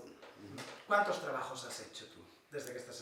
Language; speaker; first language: Spanish; native; Spanish